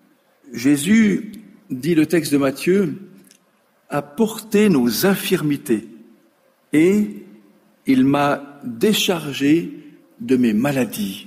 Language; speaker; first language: French; native; French